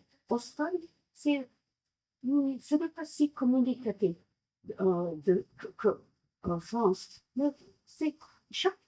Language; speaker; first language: French; non-native, learner; English